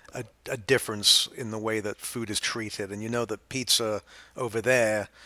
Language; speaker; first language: English; native; English